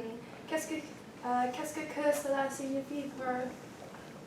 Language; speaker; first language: French; non-native, learner; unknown